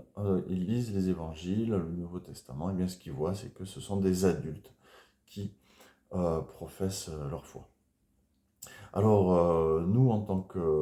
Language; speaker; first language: French; native; French